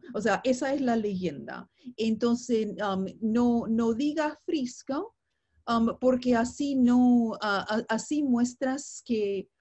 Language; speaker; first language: Spanish; non-native, fluent; English